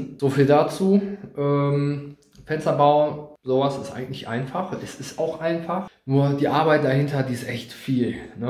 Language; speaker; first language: German; native; German